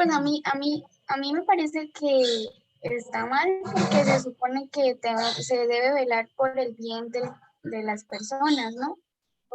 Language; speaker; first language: Spanish; native; Spanish